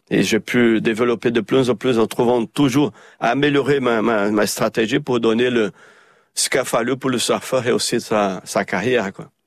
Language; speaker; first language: French; early bilingual, heritage; Portuguese